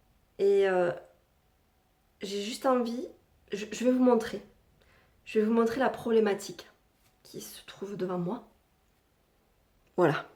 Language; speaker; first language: French; native; French